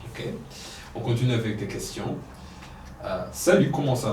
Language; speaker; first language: French; non-native, fluent; Polish